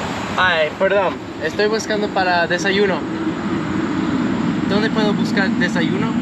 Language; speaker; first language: Spanish; non-native, learner; English